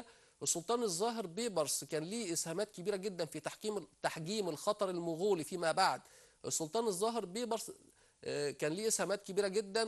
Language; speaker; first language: Arabic; native; Arabic